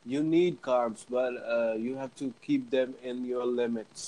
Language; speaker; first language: English; native; English